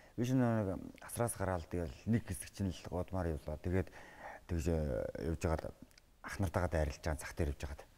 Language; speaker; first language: Mongolian; native; Mongolian